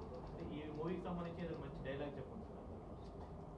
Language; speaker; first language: Telugu; native; Telugu